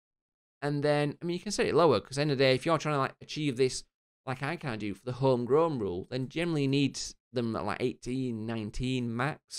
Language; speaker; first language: English; native; English